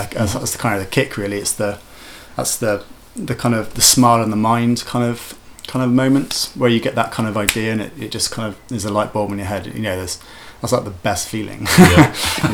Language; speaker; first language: English; native; English